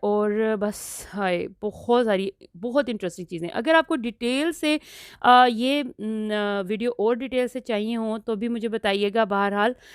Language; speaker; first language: Urdu; non-native, local second language; Punjabi